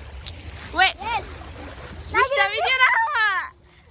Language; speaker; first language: Persian; native; Persian